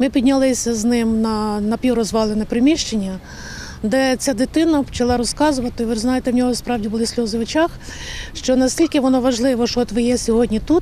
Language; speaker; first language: Ukrainian; native; Ukrainian